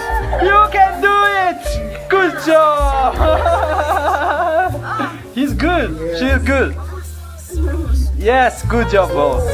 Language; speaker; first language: English; non-native, learner; Chinese